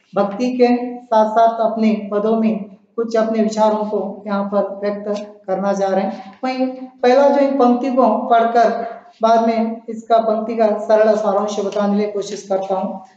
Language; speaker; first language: Hindi; non-native, local second language; Kannada